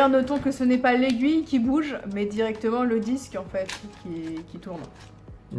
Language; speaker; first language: French; native; French